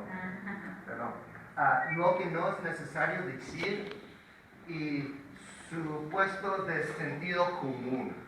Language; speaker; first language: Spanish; non-native, fluent; English